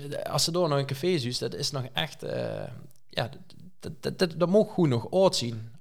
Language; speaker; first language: Dutch; native; Dutch